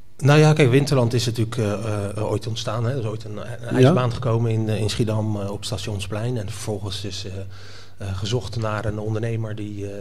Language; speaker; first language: Dutch; native; Dutch